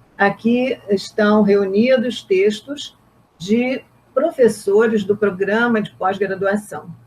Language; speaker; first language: Portuguese; native; Portuguese